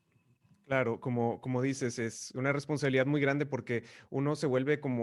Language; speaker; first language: Spanish; native; Spanish